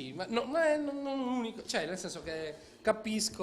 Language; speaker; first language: Italian; native; Italian